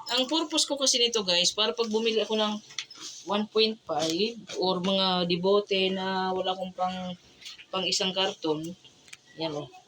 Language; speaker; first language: Filipino; non-native, local second language; Cebuano